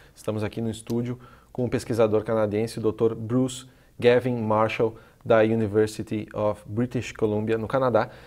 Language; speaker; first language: Portuguese; native; Portuguese